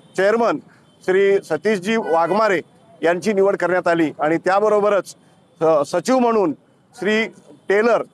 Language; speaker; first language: Marathi; native; Marathi